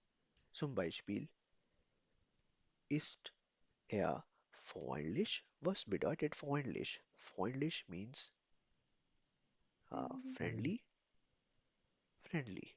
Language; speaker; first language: German; non-native, fluent; Urdu